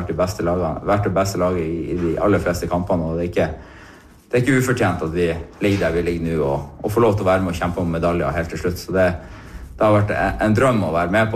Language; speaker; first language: Norwegian; native; Norwegian